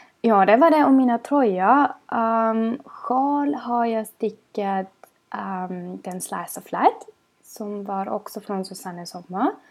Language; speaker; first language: Swedish; non-native, fluent; German